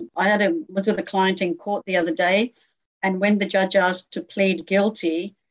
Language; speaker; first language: English; native; English